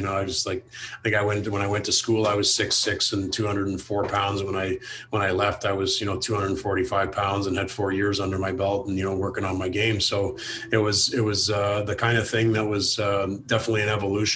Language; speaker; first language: English; native; English